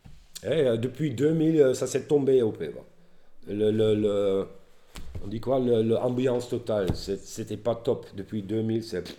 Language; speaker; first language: French; non-native, learner; Dutch